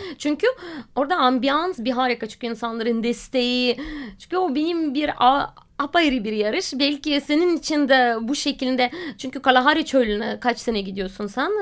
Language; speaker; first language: Turkish; non-native, fluent; Russian